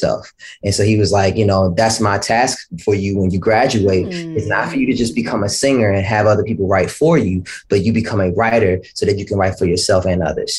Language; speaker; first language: English; native; English